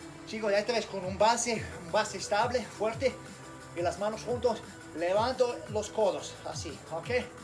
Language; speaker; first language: Spanish; non-native, learner; English